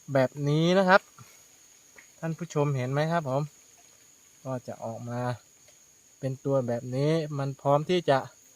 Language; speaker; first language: Thai; native; Thai